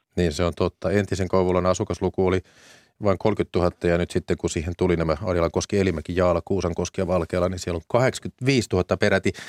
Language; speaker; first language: Finnish; native; Finnish